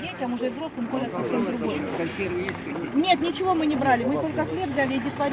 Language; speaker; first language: Russian; native; Russian